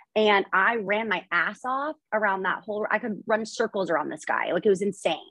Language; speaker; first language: English; native; English